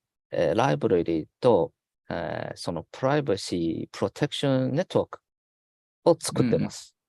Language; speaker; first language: Japanese; non-native, fluent; Chinese